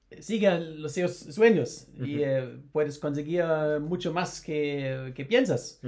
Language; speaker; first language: Spanish; non-native, learner; German